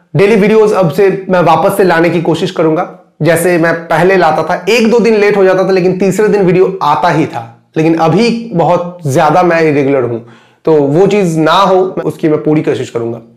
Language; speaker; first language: Hindi; non-native, local second language; Bangla